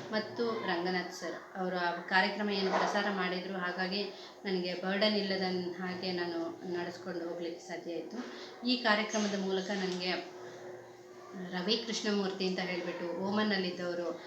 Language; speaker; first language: Kannada; non-native, local second language; Kodava